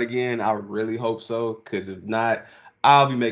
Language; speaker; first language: English; native; English